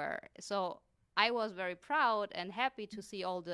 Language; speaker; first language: English; non-native, fluent; German